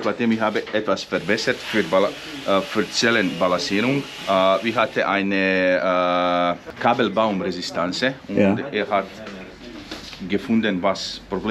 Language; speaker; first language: German; non-native, learner; Croatian